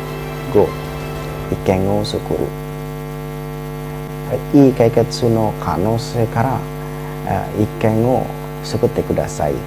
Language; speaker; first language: Japanese; non-native, learner; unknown